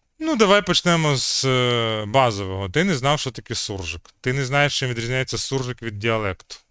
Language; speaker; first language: Ukrainian; native; Ukrainian